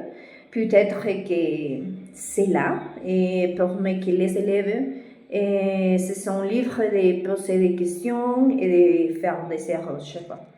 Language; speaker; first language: French; non-native, fluent; Spanish